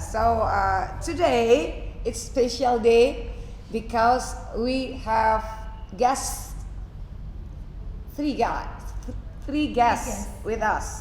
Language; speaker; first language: English; non-native, fluent; Indonesian